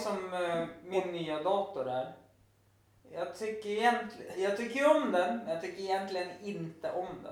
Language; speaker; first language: Swedish; native; Swedish